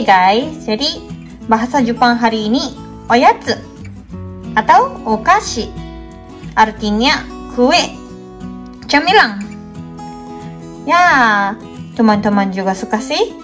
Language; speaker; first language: Indonesian; non-native, fluent; Japanese